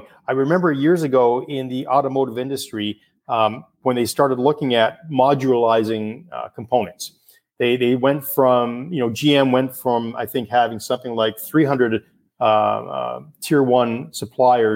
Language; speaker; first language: English; native; English